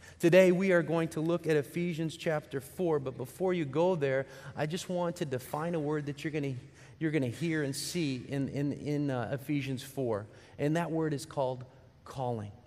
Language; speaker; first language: English; native; English